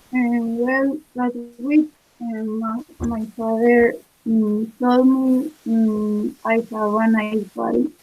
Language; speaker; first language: English; non-native, learner; Spanish